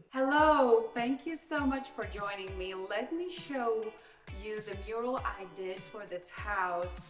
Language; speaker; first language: English; non-native, fluent; Latvian